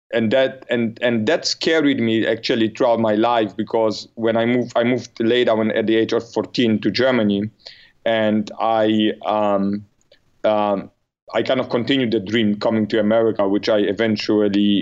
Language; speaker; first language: English; non-native, fluent; Polish